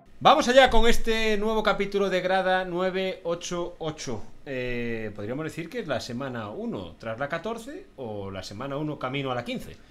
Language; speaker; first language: Spanish; native; Spanish